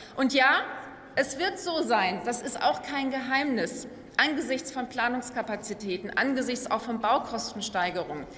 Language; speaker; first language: German; native; German